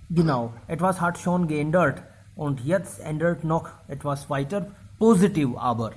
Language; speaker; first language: German; non-native, fluent; Hindi